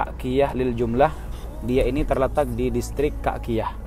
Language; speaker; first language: Indonesian; native; Indonesian